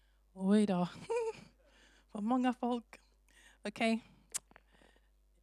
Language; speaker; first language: Swedish; non-native, fluent; English